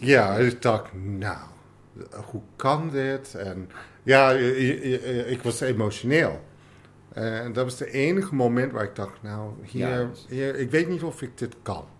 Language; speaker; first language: Dutch; non-native, fluent; English